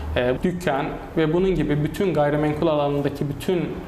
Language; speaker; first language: Turkish; native; Turkish